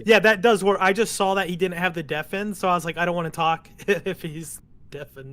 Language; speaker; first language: English; native; English